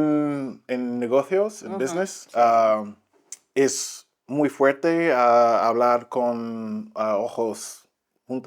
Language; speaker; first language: Spanish; non-native, learner; English